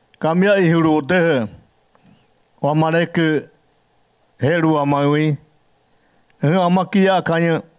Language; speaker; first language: Portuguese; non-native, learner; Yanomámi